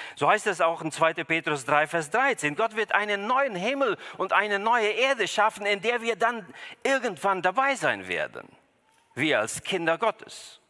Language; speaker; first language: German; early bilingual, other home language; Russian